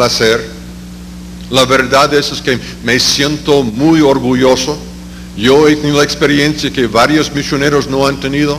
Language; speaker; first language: Spanish; non-native, fluent; English